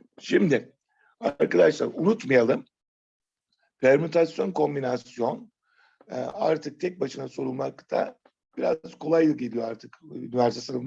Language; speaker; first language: Turkish; native; Turkish